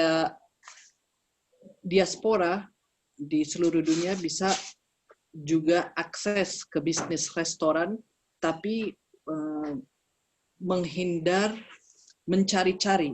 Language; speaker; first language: Indonesian; early bilingual, heritage; Indonesian